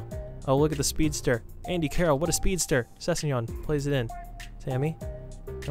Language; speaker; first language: English; native; English